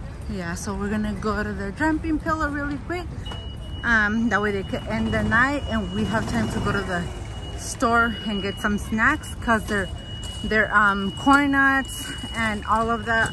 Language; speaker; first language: English; early bilingual, other home language; Spanish